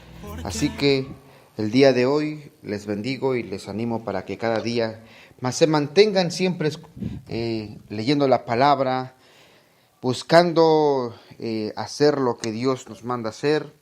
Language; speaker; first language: Spanish; native; Spanish